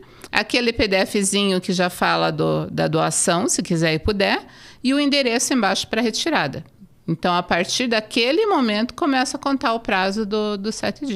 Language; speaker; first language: Portuguese; native; Portuguese